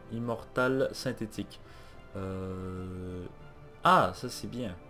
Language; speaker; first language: French; native; French